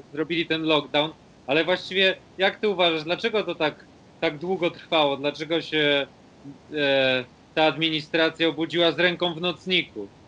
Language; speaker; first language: Polish; native; Polish